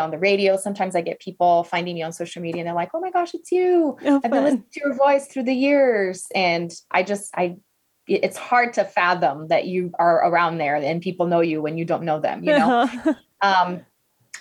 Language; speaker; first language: English; non-native, fluent; Portuguese